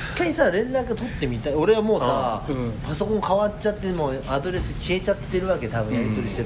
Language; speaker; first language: Japanese; native; Japanese